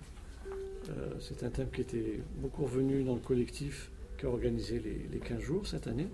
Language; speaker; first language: French; native; French